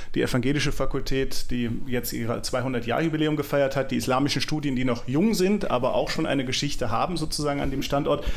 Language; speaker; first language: German; native; German